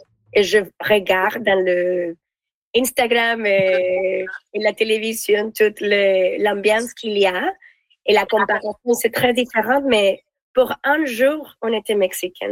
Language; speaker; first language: French; non-native, learner; Spanish